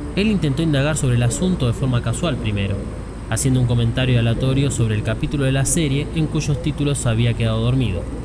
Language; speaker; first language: Spanish; native; Spanish